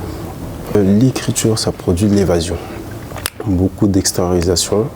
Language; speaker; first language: French; early bilingual, other home language; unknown